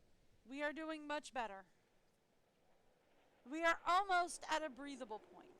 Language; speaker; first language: English; native; English